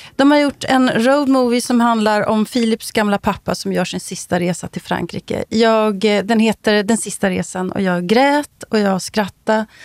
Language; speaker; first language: Swedish; native; Swedish